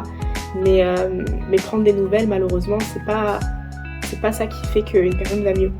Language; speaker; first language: French; native; French